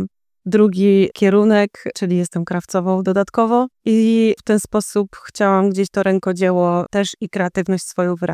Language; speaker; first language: Polish; native; Polish